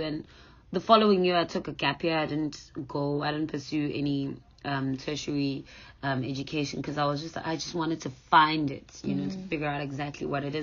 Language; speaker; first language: English; non-native, local second language; Zulu